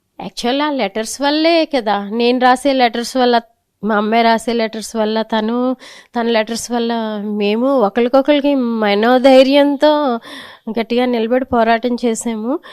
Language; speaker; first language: Telugu; native; Telugu